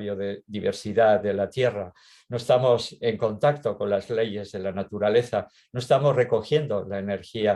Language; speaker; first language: Spanish; native; Spanish